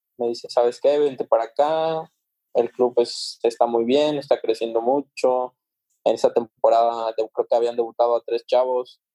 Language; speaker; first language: Spanish; native; Spanish